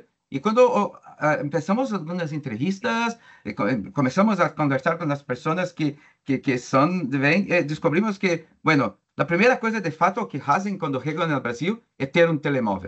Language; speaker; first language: Spanish; non-native, learner; Portuguese